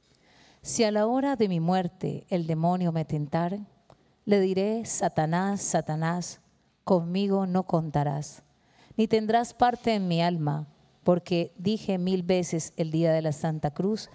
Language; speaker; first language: Spanish; native; Spanish